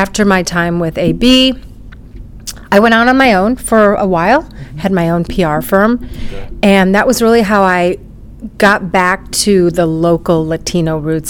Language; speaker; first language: English; native; English